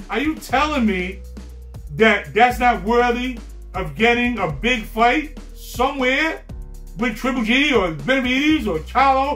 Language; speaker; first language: English; native; English